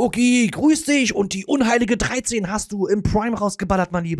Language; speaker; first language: German; native; German